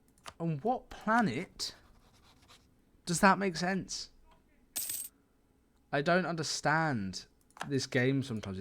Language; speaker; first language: English; native; English